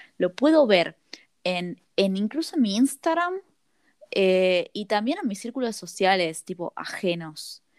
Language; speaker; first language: Spanish; native; Spanish